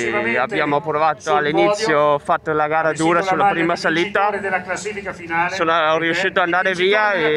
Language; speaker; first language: Italian; non-native, fluent; Danish